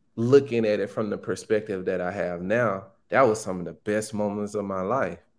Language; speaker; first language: English; native; English